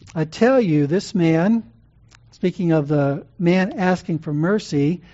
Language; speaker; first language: English; native; English